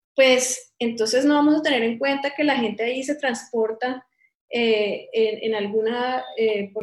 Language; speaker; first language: Spanish; native; Spanish